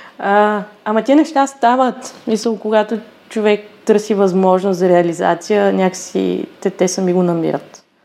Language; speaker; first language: Bulgarian; native; Bulgarian